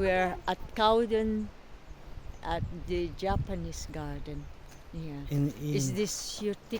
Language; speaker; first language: English; non-native, local second language; Filipino